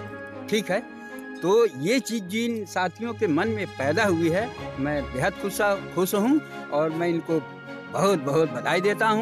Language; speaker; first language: Hindi; native; Hindi